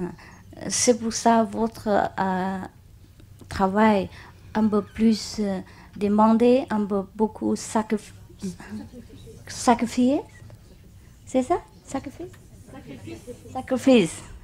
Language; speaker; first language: French; non-native, learner; Vietnamese